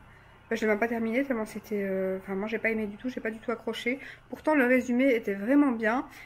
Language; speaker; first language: French; native; French